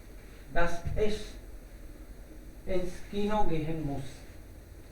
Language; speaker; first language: German; non-native, fluent; Hindi